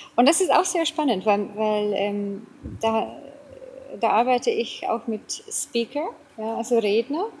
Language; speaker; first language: German; non-native, fluent; Afrikaans